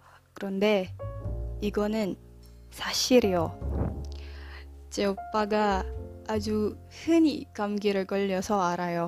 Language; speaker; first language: Korean; non-native, learner; Indonesian